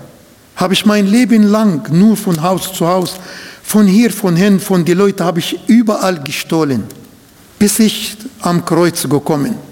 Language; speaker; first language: German; non-native, fluent; Arabic